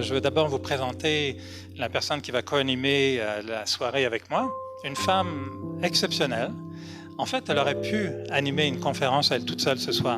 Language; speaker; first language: French; native; French